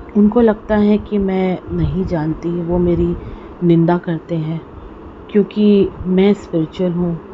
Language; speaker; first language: Hindi; non-native, local second language; Punjabi